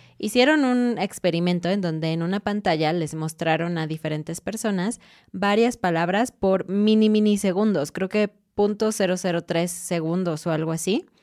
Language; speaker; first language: Spanish; native; Spanish